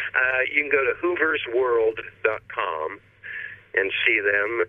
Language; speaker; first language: English; native; English